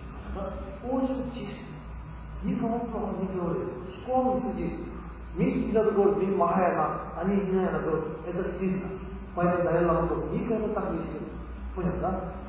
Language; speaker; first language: Russian; non-native, learner; Tibetan